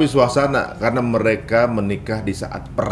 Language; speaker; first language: Indonesian; native; Indonesian